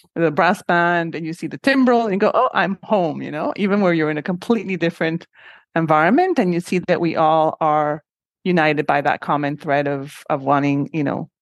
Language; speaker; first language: English; non-native, fluent; Spanish